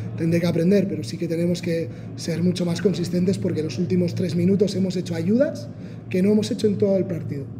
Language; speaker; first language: Spanish; non-native, local second language; Basque